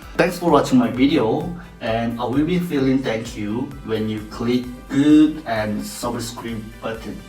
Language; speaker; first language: English; non-native, learner; Korean